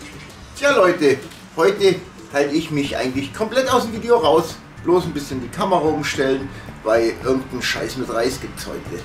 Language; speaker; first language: German; native; German